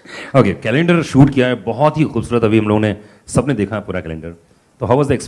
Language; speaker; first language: Hindi; native; Hindi